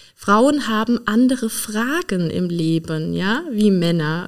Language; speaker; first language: German; native; German